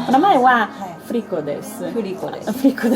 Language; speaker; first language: Japanese; non-native, learner; Italian